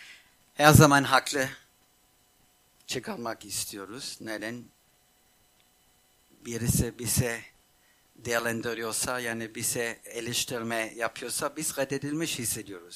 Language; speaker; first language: Turkish; non-native, fluent; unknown